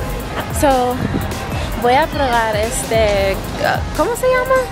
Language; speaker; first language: Spanish; non-native, learner; English